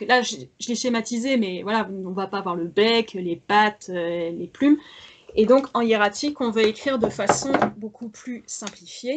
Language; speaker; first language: French; native; French